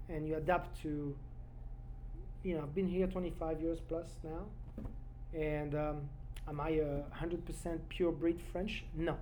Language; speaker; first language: English; non-native, fluent; French